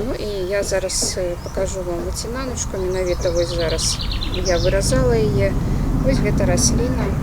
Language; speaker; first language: Belarusian; native; Belarusian